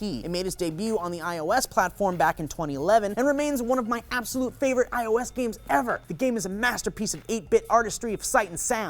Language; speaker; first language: English; native; English